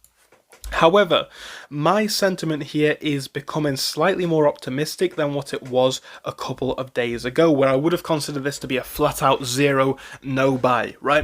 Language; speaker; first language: English; native; English